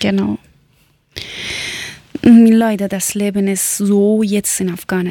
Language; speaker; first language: German; non-native, learner; Persian